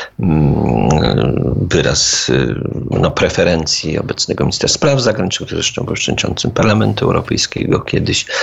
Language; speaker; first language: Polish; native; Polish